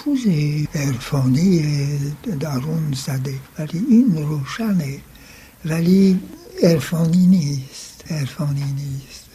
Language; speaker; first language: Persian; non-native, fluent; French